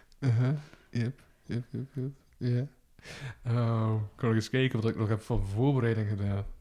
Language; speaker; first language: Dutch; native; Dutch